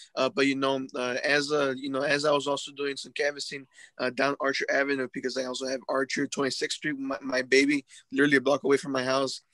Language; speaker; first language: English; early bilingual, other home language; Spanish